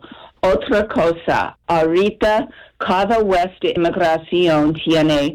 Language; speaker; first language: Spanish; non-native, fluent; English